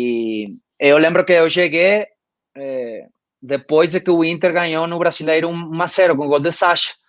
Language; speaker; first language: Portuguese; non-native, fluent; Spanish